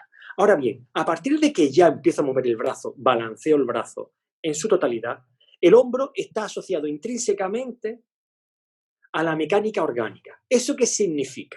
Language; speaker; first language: Spanish; native; Spanish